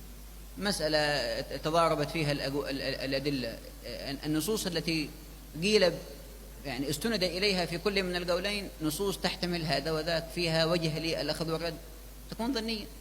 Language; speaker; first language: Arabic; native; Arabic